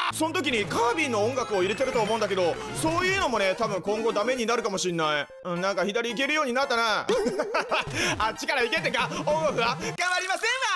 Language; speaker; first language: Japanese; native; Japanese